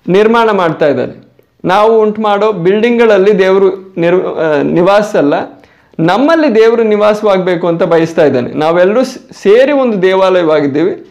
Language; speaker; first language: Kannada; non-native, local second language; Malayalam